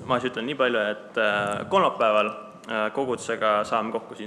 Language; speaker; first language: Estonian; native; Estonian